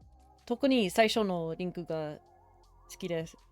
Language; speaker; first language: Japanese; non-native, learner; English